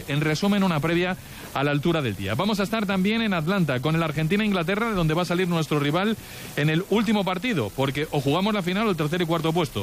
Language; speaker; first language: Spanish; native; Spanish